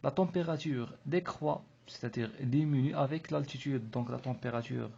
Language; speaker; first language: French; non-native, local second language; Arabic